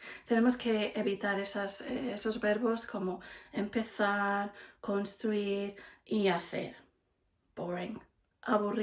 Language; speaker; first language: Spanish; non-native, fluent; English